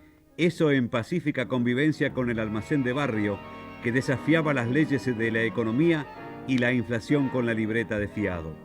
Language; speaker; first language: Spanish; native; Spanish